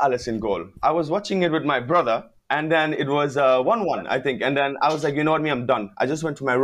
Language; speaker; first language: English; non-native, local second language; Wolof